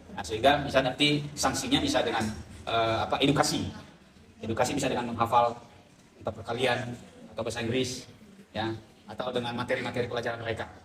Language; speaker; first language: Indonesian; non-native, local second language; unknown